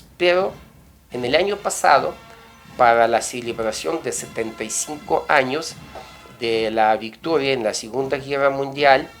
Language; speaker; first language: Spanish; non-native, fluent; Russian